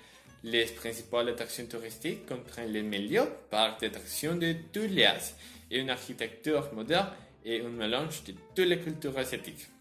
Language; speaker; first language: French; non-native, learner; Spanish